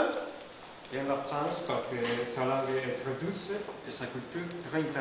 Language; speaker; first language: French; non-native, learner; Spanish